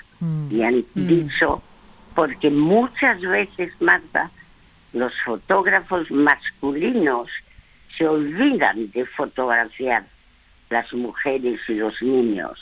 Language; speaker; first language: Spanish; early bilingual, other home language; French